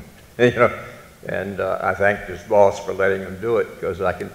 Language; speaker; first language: English; native; English